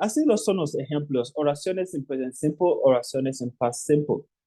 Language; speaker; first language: Spanish; non-native, fluent; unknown